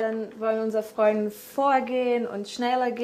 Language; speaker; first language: German; early bilingual, heritage; Portuguese